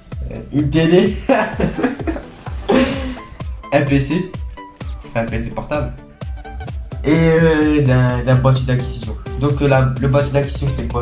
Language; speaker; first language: French; native; French